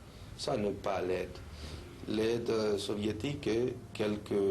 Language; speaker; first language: French; non-native, fluent; Spanish